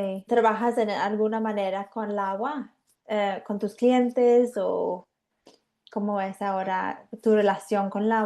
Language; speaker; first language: Spanish; non-native, fluent; English